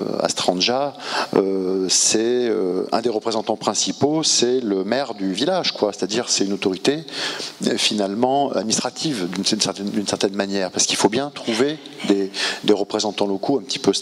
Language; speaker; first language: French; native; French